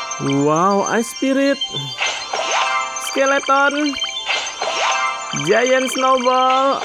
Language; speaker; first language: English; non-native, learner; Indonesian